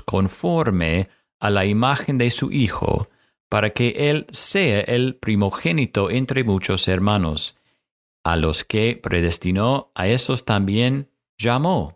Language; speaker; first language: Spanish; non-native, fluent; English